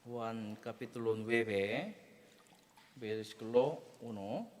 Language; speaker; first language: Spanish; non-native, learner; Korean